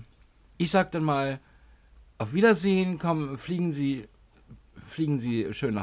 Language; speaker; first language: German; native; German